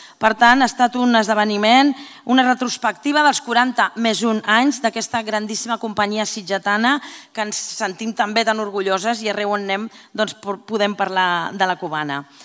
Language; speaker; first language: Catalan; native; Catalan